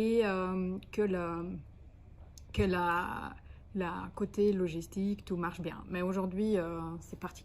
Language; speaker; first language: French; non-native, fluent; Slovenian